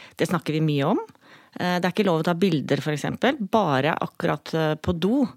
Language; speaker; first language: Norwegian; native; Norwegian